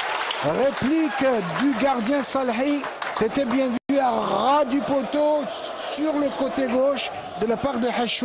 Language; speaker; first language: French; non-native, local second language; Arabic